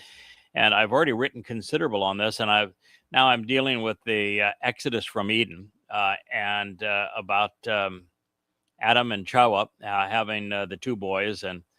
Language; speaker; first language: English; native; English